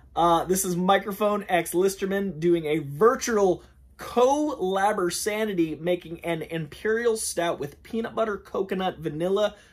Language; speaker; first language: English; native; English